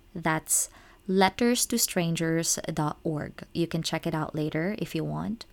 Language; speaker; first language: English; non-native, local second language; Cebuano